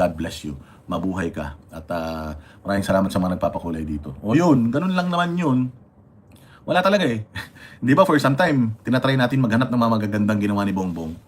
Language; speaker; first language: Filipino; non-native, local second language; Iloko